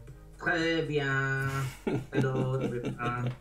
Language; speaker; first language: French; non-native, fluent; Japanese